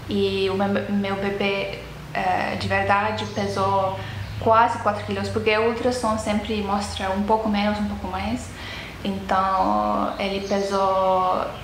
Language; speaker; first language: Portuguese; non-native, fluent; Estonian